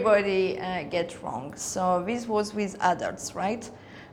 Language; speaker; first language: English; non-native, fluent; Spanish